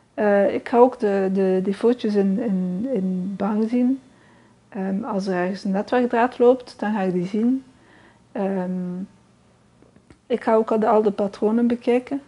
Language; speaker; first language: Dutch; native; Dutch